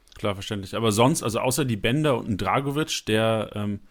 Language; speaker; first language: German; native; German